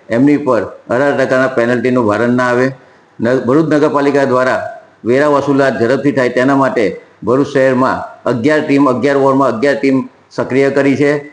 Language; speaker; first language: Gujarati; native; Gujarati